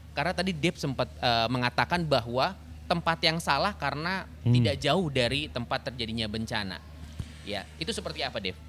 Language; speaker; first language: Indonesian; native; Indonesian